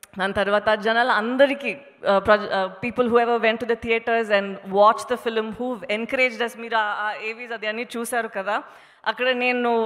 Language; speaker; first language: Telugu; non-native, fluent; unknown